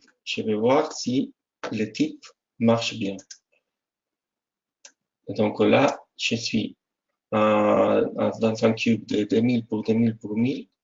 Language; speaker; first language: French; non-native, fluent; Spanish